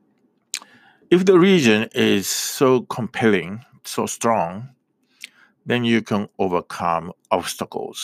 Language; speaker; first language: English; non-native, fluent; Japanese